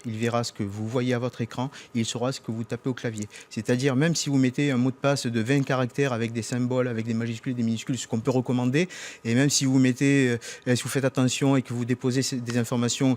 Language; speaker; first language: French; native; French